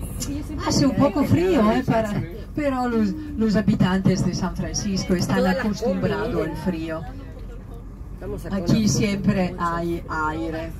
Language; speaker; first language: Spanish; non-native, fluent; Italian